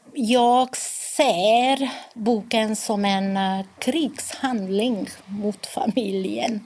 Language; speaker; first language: Swedish; non-native, fluent; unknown